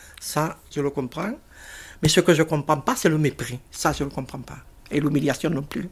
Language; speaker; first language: French; non-native, fluent; Catalan